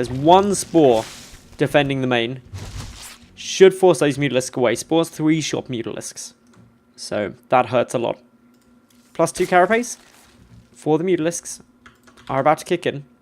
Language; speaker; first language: English; native; English